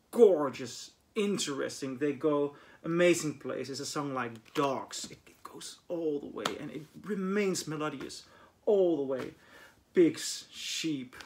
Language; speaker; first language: English; non-native, fluent; Dutch